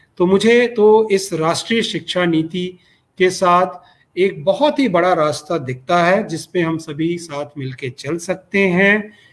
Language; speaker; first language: Hindi; non-native, local second language; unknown